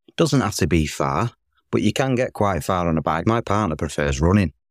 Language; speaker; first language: English; native; English